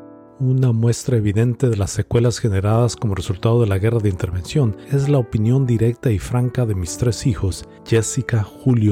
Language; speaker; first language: Spanish; native; Spanish